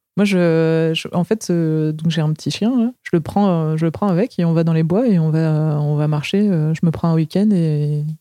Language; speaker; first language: French; native; French